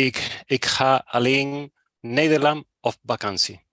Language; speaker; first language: Dutch; non-native, learner; Spanish